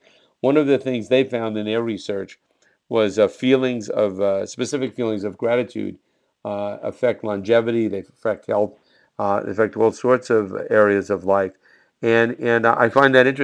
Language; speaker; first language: English; native; English